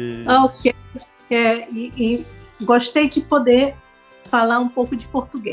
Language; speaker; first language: Portuguese; non-native, local second language; Spanish